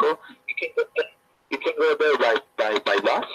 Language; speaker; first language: English; non-native, learner; Spanish